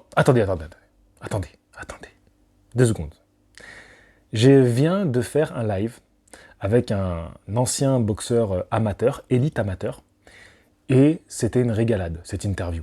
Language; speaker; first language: French; native; French